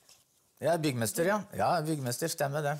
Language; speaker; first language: Norwegian; native; Norwegian